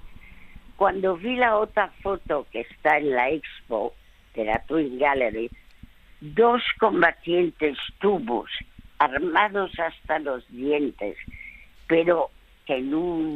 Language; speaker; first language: Spanish; early bilingual, other home language; French